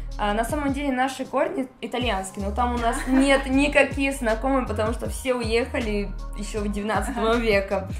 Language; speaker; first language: Russian; non-native, learner; Portuguese